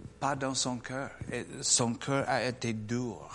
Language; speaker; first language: French; non-native, learner; English